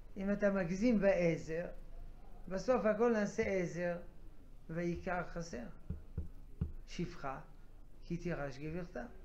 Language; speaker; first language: Hebrew; non-native, fluent; French